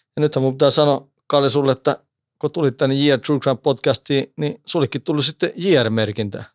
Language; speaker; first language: Finnish; early bilingual, heritage; Finnish